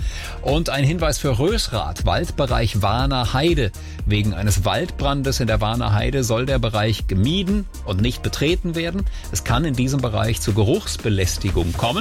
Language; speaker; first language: German; native; German